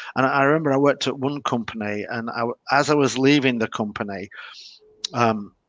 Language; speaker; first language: English; native; English